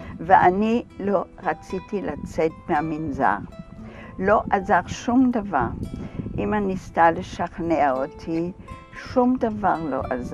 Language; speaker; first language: Hebrew; non-native, fluent; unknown